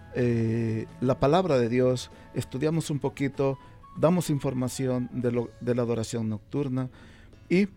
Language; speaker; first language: Spanish; native; Spanish